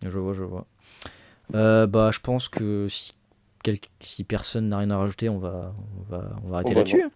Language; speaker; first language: French; native; French